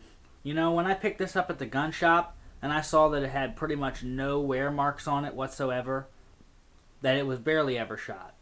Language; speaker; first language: English; native; English